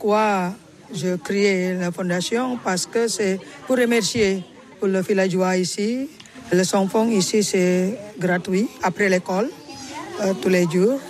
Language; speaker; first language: French; non-native, learner; Balinese